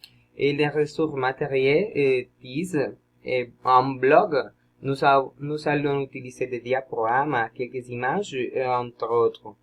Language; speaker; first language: French; non-native, learner; Spanish